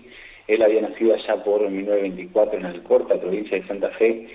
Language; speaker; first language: Spanish; native; Spanish